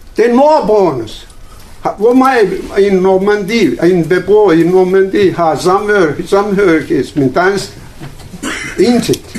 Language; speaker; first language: Danish; non-native, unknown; Turkish